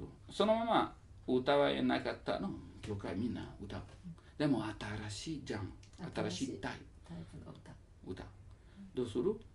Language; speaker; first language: Japanese; non-native, learner; Italian